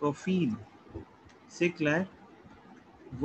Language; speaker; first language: French; non-native, fluent; Hindi